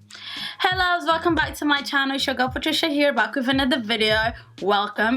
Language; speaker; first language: English; native; English